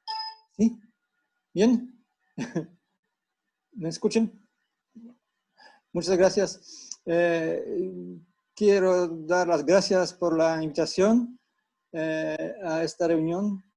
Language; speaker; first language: Spanish; non-native, fluent; Polish